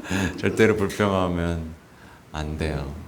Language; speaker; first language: Korean; native; Korean